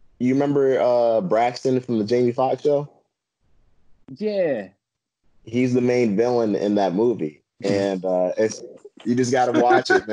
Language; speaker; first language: English; native; English